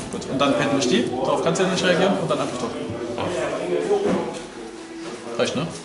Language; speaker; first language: German; native; German